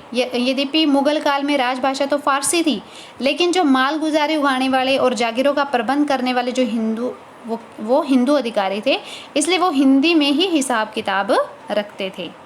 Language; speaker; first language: Hindi; native; Hindi